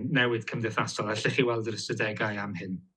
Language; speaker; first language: Welsh; native; Welsh